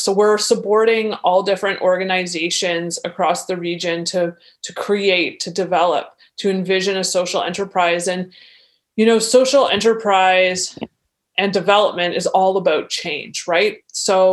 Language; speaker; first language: English; native; English